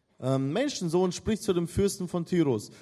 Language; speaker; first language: German; non-native, fluent; Russian